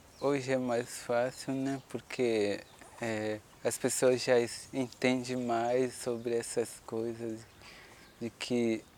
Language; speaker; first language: Portuguese; non-native, local second language; Guarani